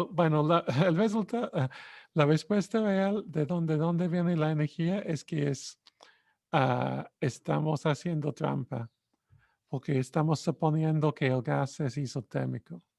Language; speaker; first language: Spanish; non-native, fluent; English